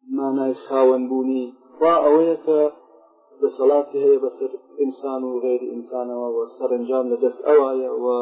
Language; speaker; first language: Central Kurdish; non-native, local second language; Gurani